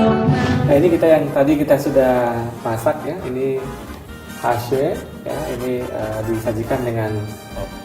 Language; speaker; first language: Indonesian; native; Indonesian